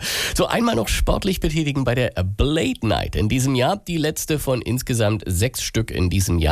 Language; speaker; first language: German; native; German